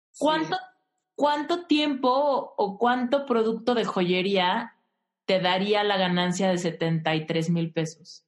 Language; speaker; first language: Spanish; native; Spanish